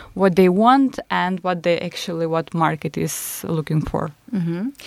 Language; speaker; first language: English; non-native, fluent; Macedonian